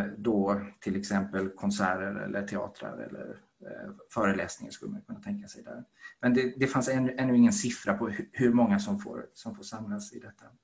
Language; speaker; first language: Swedish; native; Swedish